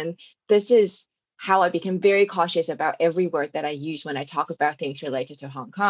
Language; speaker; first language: English; non-native, local second language; Cantonese